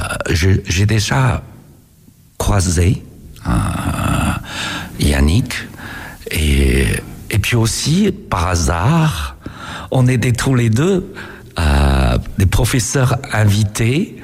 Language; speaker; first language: French; non-native, fluent; Chinese